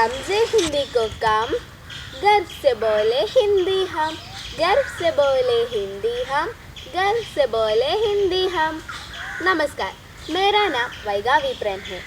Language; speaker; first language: Hindi; non-native, local second language; Malayalam